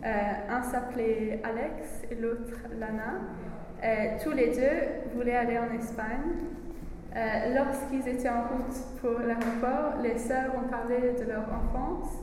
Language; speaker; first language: French; non-native, learner; English